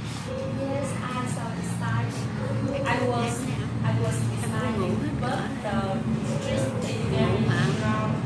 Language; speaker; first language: English; non-native, learner; Vietnamese